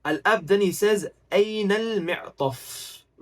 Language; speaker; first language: Arabic; non-native, fluent; English